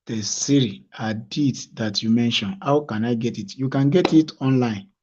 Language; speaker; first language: English; non-native, local second language; Yoruba